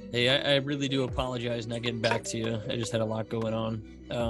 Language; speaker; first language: English; native; English